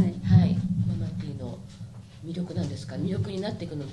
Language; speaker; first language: Japanese; native; Japanese